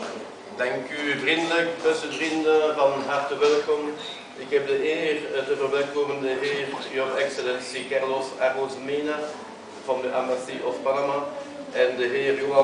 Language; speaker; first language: Dutch; native; Dutch